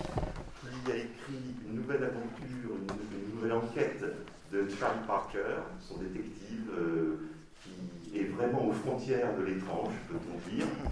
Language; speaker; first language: French; native; French